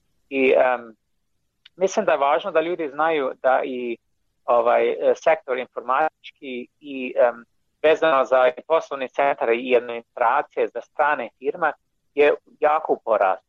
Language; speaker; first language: Croatian; non-native, fluent; English